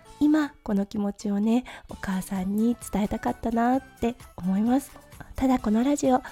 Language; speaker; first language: Japanese; native; Japanese